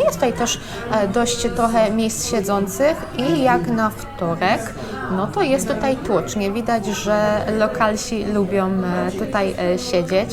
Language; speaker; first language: Polish; native; Polish